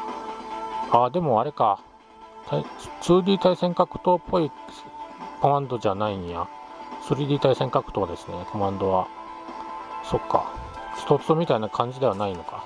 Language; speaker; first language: Japanese; native; Japanese